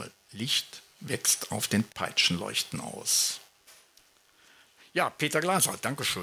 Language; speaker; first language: German; native; German